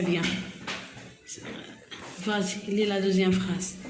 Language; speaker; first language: French; non-native, local second language; Arabic